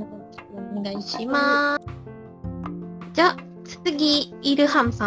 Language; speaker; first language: Japanese; non-native, learner; Malay